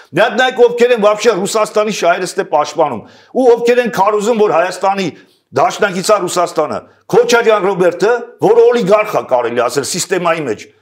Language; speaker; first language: Armenian; native; Armenian